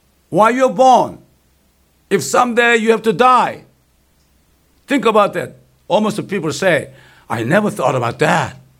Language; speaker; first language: English; non-native, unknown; Korean